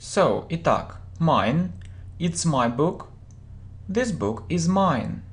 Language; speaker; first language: English; non-native, fluent; Russian